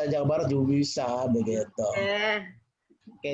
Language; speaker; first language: Indonesian; native; Indonesian